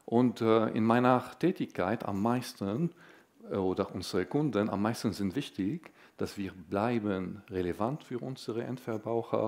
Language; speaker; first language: German; non-native, fluent; Arabic